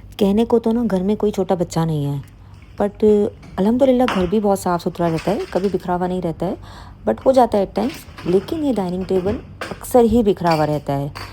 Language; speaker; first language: Urdu; native; Urdu